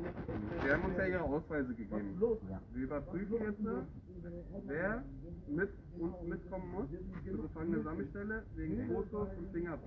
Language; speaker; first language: German; native; German